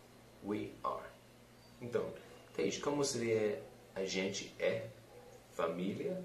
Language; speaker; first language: Portuguese; non-native, fluent; English